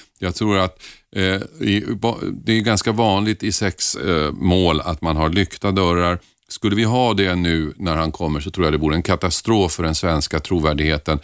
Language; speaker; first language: Swedish; native; Swedish